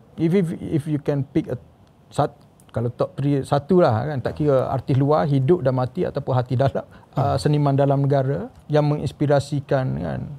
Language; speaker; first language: Malay; native; Malay